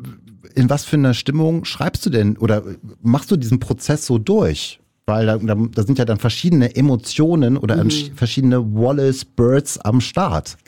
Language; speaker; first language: German; native; German